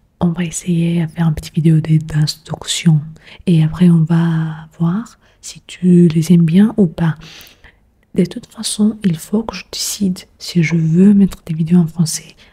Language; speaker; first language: French; non-native, fluent; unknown